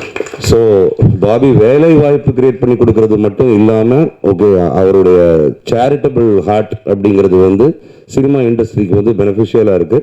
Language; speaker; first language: Tamil; native; Tamil